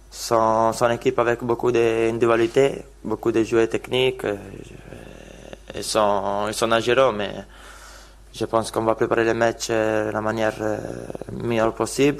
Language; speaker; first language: French; non-native, fluent; Italian